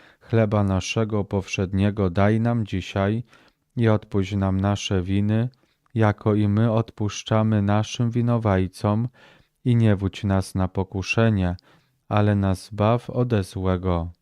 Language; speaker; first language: Polish; native; Polish